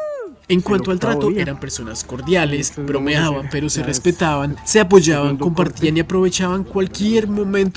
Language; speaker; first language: Spanish; native; Spanish